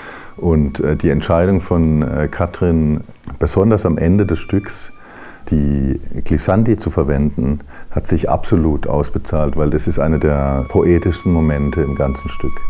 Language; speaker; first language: German; native; German